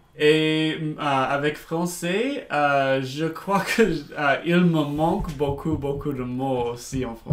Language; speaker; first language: French; non-native, learner; English